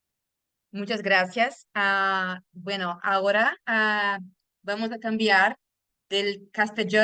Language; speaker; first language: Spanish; non-native, fluent; Portuguese